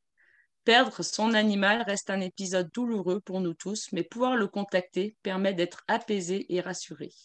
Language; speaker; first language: French; native; French